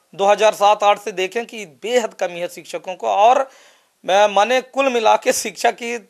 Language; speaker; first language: Hindi; native; Hindi